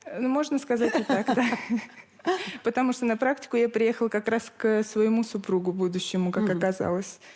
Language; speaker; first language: Russian; native; Russian